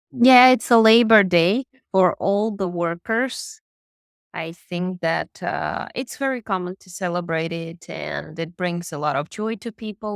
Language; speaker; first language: English; non-native, learner; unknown